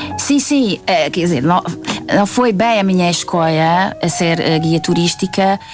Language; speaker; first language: Portuguese; non-native, fluent; Hungarian